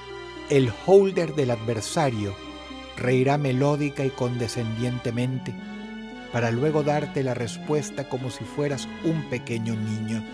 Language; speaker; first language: Spanish; native; Spanish